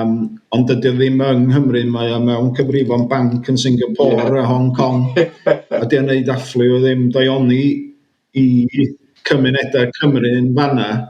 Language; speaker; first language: Welsh; native; Welsh